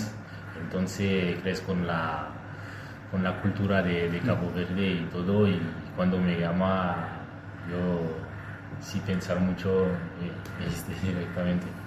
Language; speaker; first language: Spanish; non-native, learner; French